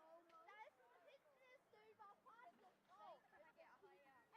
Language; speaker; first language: Dutch; native; Dutch